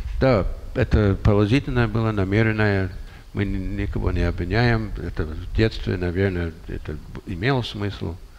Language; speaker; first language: Russian; non-native, fluent; English